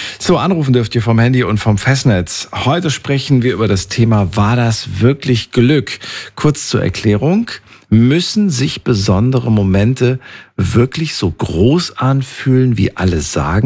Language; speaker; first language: German; native; German